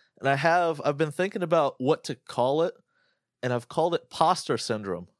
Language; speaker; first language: English; early bilingual, other home language; Arabic